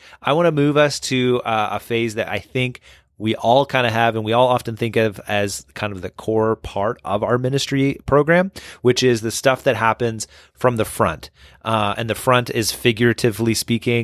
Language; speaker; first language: English; native; English